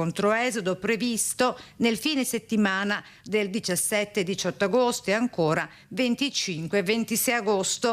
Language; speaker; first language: Italian; native; Italian